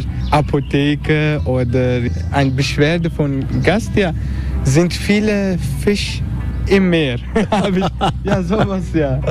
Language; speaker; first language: German; non-native, fluent; Turkish